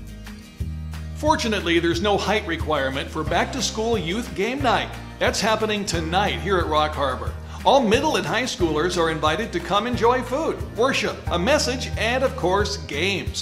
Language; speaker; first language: English; native; English